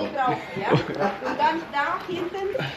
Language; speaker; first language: German; non-native, learner; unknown